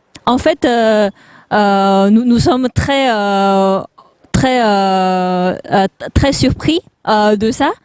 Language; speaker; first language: French; non-native, fluent; Chinese